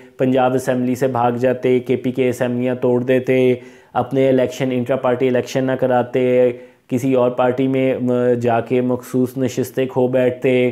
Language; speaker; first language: Urdu; non-native, local second language; Punjabi